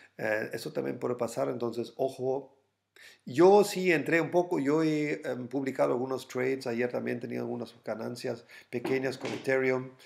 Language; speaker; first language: Spanish; non-native, fluent; German